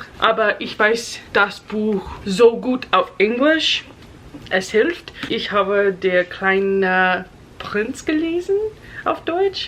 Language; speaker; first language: German; non-native, learner; English